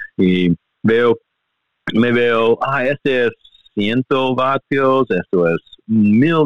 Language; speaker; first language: Spanish; non-native, learner; English